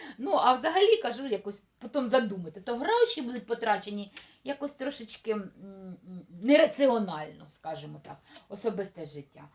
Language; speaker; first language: Ukrainian; non-native, local second language; Russian